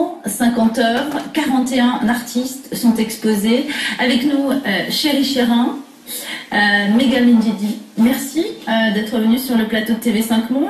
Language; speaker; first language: French; native; French